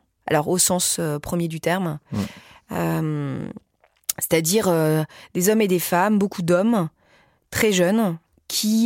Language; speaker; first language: French; native; French